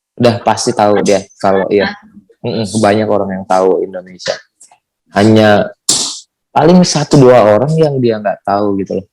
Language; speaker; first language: Indonesian; native; Indonesian